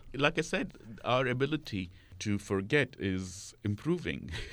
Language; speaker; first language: English; non-native, fluent; Arabic